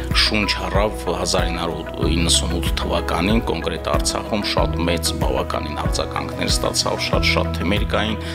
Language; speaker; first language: Armenian; native; Armenian